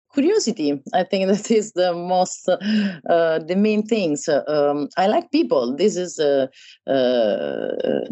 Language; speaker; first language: English; non-native, learner; Italian